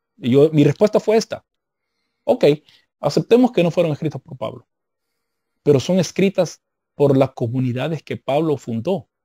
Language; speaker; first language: Spanish; native; Spanish